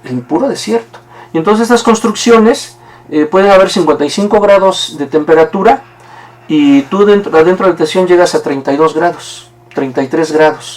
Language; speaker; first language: Spanish; native; Spanish